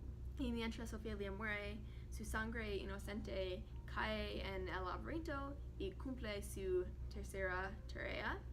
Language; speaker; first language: Spanish; non-native, learner; English